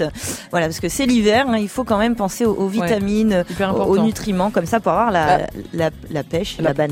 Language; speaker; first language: French; native; French